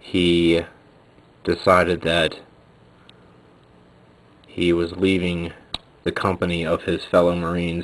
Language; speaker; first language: English; native; English